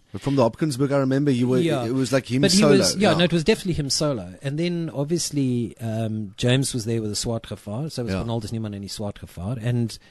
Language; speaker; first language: English; native; English